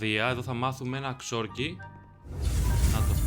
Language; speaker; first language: Greek; native; Greek